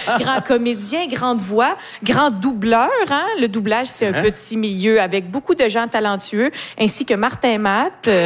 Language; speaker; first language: French; native; French